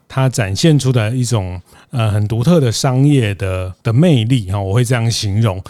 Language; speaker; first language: Chinese; native; Chinese